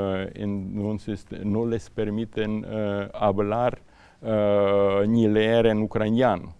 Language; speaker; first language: Spanish; non-native, fluent; Ukrainian